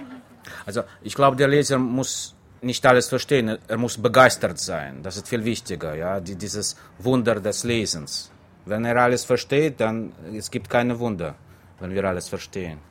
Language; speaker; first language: German; non-native, fluent; Russian